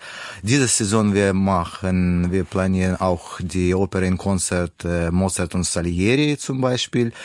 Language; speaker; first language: German; non-native, learner; Russian